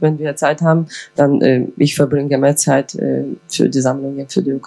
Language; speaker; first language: German; non-native, fluent; Ukrainian